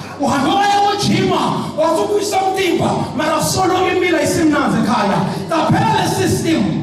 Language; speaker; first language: Zulu; non-native, local second language; Swati